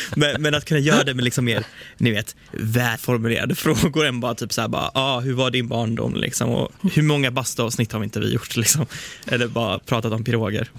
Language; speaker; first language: Swedish; early bilingual, other home language; Finnish